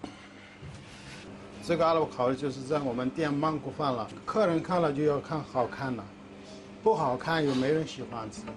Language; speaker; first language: Chinese; non-native, learner; Arabic